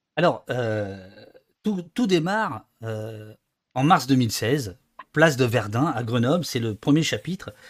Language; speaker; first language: French; native; French